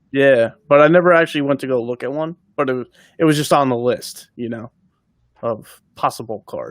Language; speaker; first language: English; native; English